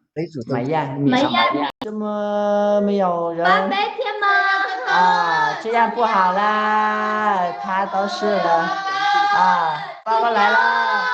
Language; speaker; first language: Chinese; non-native, learner; Hmong